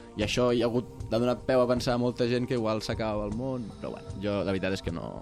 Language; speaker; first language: Catalan; non-native, local second language; Spanish